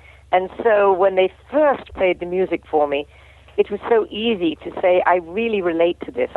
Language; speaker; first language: English; native; English